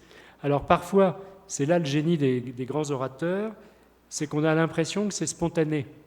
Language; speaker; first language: French; native; French